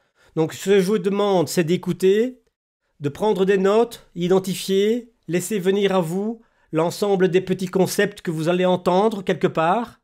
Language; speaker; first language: French; native; French